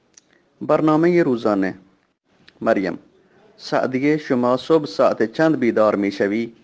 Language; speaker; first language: Persian; non-native, fluent; Urdu